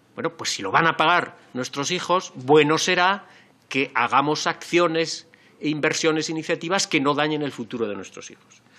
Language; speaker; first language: Spanish; native; Spanish